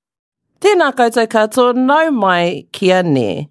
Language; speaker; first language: Māori; non-native, learner; English